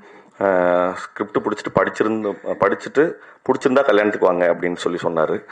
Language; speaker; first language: Tamil; native; Tamil